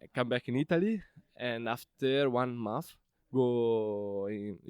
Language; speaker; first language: English; non-native, learner; Italian